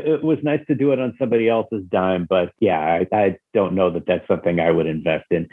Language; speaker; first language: English; native; English